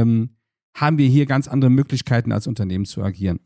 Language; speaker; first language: German; native; German